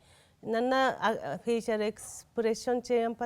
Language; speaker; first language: Malayalam; non-native, learner; Japanese